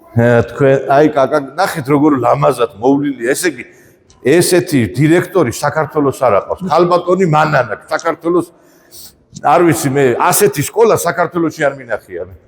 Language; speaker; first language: Georgian; native; Georgian